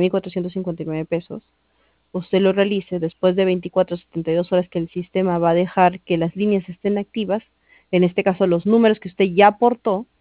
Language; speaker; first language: Spanish; native; Spanish